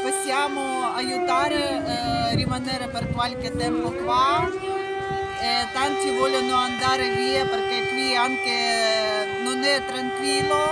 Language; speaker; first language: Italian; non-native, learner; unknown